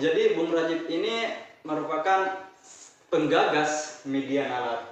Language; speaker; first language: Indonesian; native; Indonesian